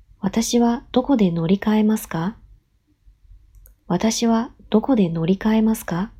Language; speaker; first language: Japanese; non-native, fluent; Chinese